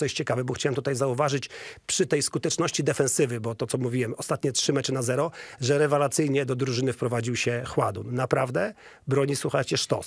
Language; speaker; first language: Polish; native; Polish